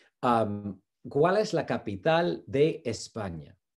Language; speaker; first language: Spanish; non-native, fluent; English